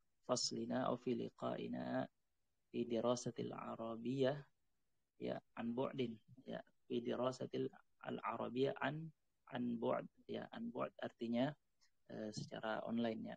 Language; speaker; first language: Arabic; non-native, fluent; Indonesian